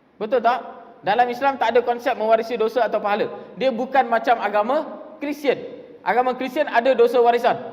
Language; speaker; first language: Malay; non-native, local second language; Tamil